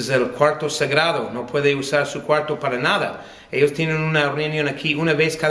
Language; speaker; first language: Spanish; non-native, learner; English